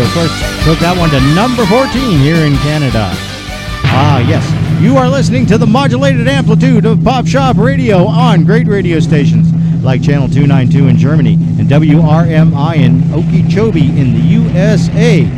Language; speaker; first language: English; native; English